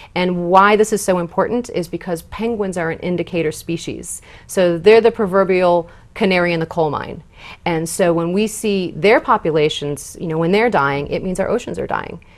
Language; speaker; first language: English; native; English